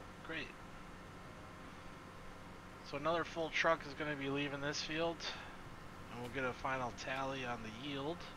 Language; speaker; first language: English; native; English